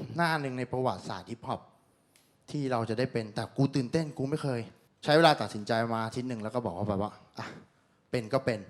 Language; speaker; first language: Thai; native; Thai